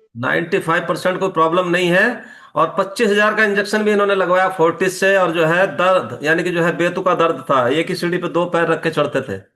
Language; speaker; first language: Hindi; native; Hindi